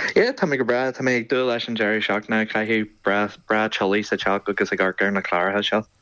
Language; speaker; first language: Irish; native; Irish